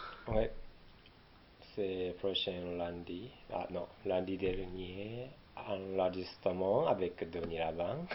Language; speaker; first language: French; non-native, learner; Japanese